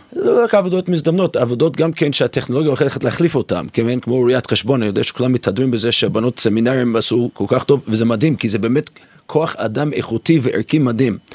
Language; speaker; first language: Hebrew; non-native, fluent; English